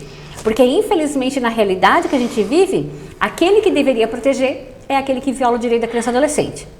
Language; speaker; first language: Portuguese; native; Portuguese